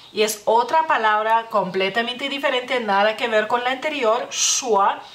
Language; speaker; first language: Spanish; non-native, fluent; Lithuanian